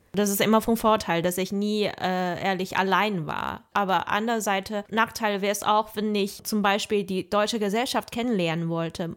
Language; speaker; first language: German; non-native, fluent; Chinese